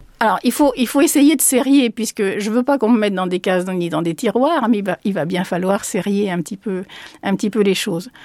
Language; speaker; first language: French; early bilingual, other home language; Spanish